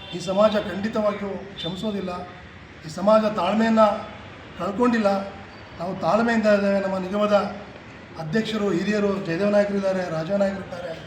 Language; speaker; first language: Kannada; non-native, local second language; Lambadi